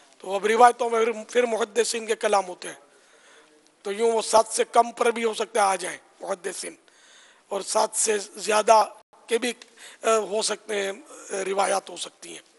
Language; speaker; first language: Urdu; non-native, local second language; Memoni